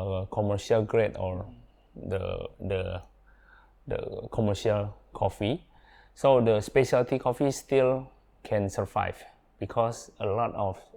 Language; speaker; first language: English; non-native, learner; Indonesian